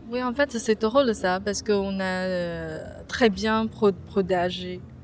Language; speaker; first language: French; non-native, fluent; Chinese